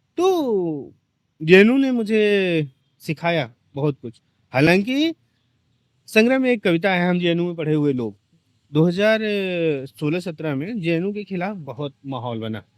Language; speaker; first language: Hindi; native; Hindi